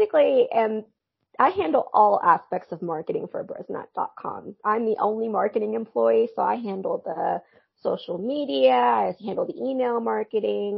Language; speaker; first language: English; native; English